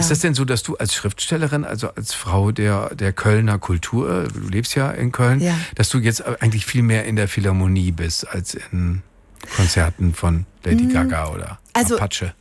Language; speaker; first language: German; native; German